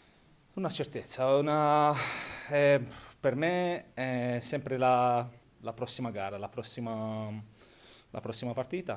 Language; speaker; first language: Italian; non-native, fluent; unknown